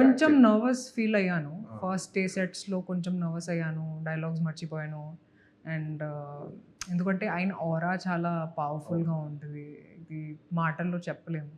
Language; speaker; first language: Telugu; non-native, fluent; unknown